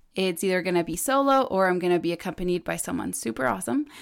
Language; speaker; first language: English; early bilingual, other home language; Spanish